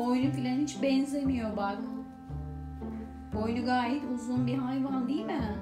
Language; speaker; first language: Turkish; native; Turkish